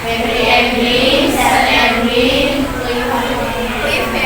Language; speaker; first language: English; non-native, fluent; Indonesian